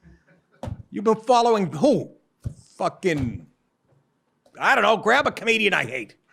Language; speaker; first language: English; native; English